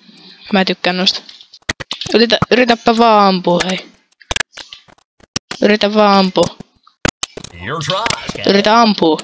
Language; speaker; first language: Finnish; native; Finnish